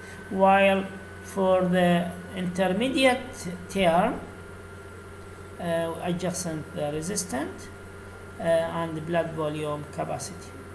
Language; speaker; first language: English; non-native, fluent; Arabic